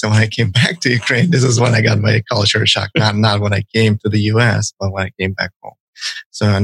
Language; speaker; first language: English; non-native, fluent; Ukrainian